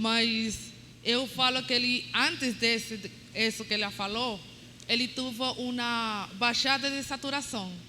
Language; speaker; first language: Portuguese; non-native, learner; Spanish